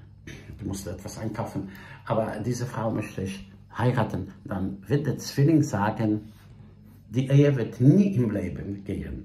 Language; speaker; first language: German; non-native, fluent; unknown